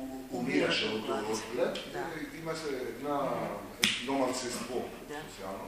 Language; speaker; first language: Bulgarian; non-native, fluent; Greek